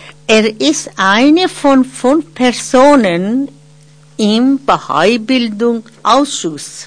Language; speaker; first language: German; non-native, fluent; Persian